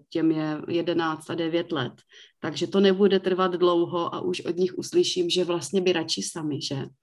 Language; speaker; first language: Czech; native; Czech